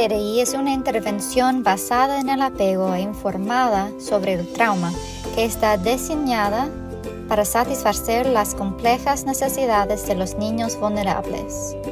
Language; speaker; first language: Spanish; non-native, fluent; English